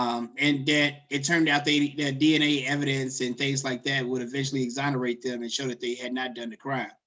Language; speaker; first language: English; native; English